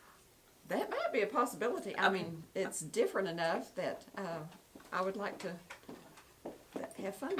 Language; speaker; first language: English; native; English